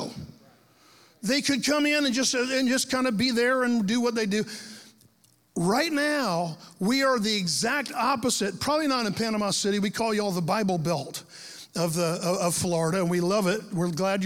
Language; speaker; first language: English; native; English